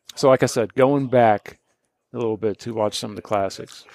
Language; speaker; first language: English; early bilingual, other home language; Polish